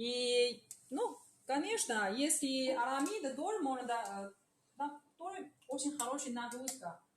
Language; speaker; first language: Russian; non-native, learner; Chinese